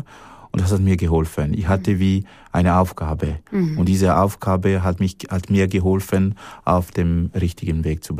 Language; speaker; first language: German; non-native, fluent; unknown